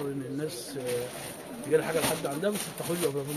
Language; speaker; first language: Arabic; native; Arabic